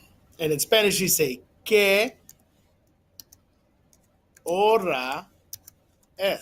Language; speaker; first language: Spanish; non-native, fluent; English